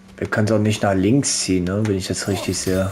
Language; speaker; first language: German; native; German